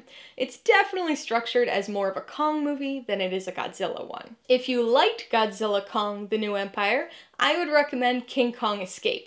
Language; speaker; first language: English; native; English